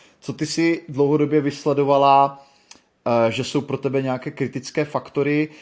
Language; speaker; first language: Czech; native; Czech